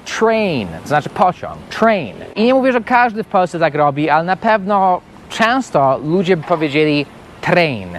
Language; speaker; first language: Polish; non-native, fluent; English